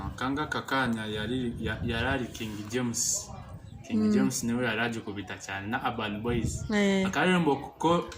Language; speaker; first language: Kinyarwanda; early bilingual, heritage; Kinyarwanda